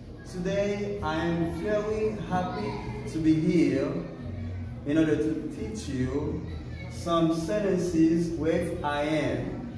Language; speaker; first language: English; non-native, fluent; Haitian Creole